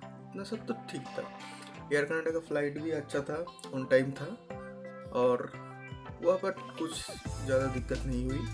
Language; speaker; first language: Hindi; non-native, local second language; Bangla